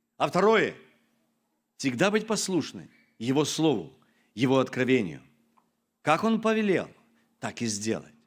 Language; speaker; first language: Russian; non-native, local second language; Ukrainian